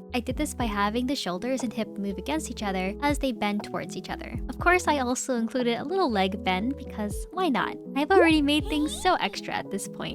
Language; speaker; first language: English; native; English